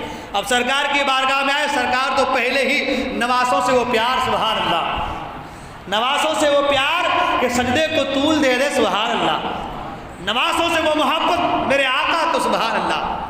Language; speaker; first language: Urdu; native; Urdu